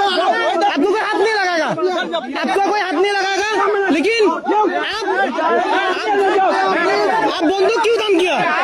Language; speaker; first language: Hindi; non-native, learner; Bangla